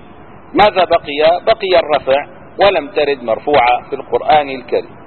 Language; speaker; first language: Arabic; native; Arabic